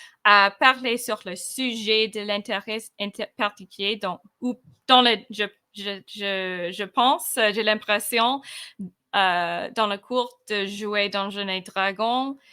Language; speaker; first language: French; non-native, fluent; English